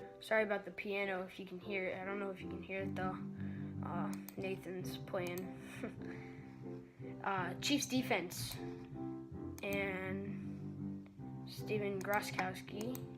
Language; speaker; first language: English; native; English